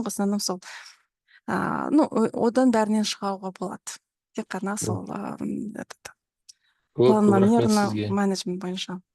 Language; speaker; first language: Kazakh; non-native, local second language; Russian